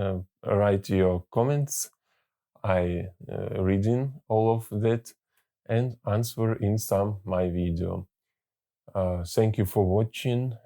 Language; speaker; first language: English; non-native, learner; Russian